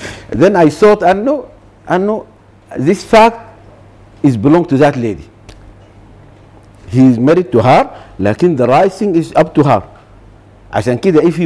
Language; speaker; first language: English; non-native, fluent; Arabic